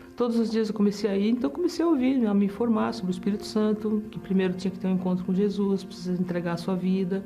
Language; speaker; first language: Portuguese; early bilingual, other home language; German